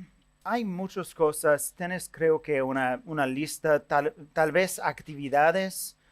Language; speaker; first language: Spanish; non-native, fluent; English